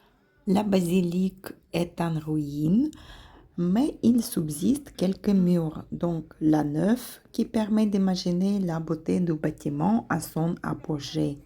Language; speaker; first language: French; non-native, fluent; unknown